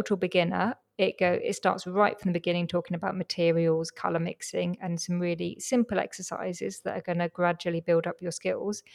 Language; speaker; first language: English; native; English